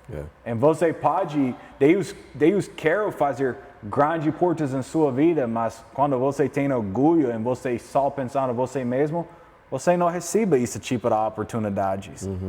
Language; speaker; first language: Portuguese; non-native, learner; English